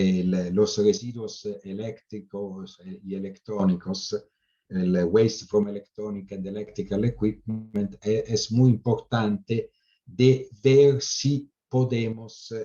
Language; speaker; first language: Spanish; non-native, fluent; Italian